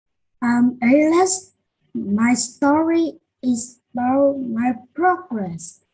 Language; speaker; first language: English; non-native, learner; Vietnamese